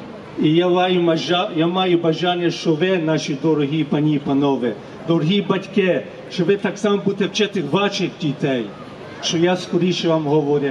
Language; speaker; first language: Ukrainian; early bilingual, heritage; Ukrainian